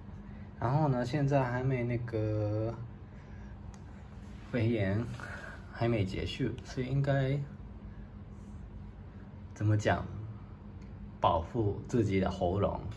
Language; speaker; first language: Chinese; non-native, fluent; Japanese